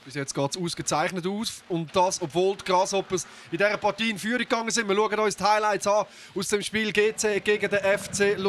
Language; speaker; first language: German; native; German